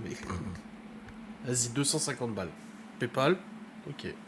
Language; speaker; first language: French; native; French